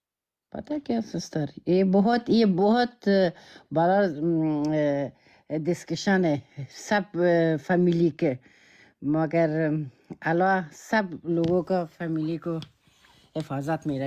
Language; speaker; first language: Hindi; non-native, learner; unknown